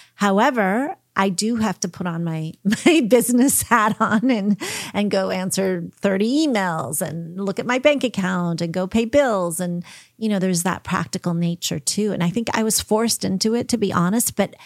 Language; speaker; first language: English; early bilingual, heritage; English